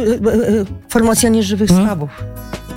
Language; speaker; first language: Polish; non-native, learner; English